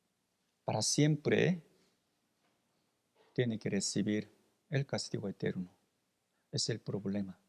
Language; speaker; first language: Spanish; non-native, fluent; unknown